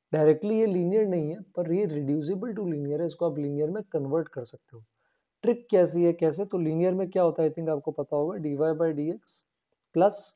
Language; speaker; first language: Hindi; native; Hindi